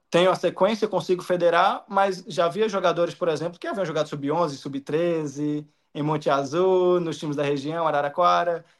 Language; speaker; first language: Portuguese; native; Portuguese